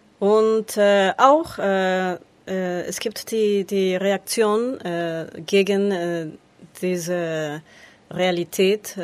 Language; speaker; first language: German; non-native, learner; Spanish